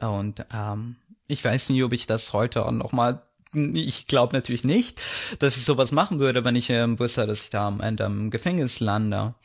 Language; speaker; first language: German; non-native, fluent; Arabic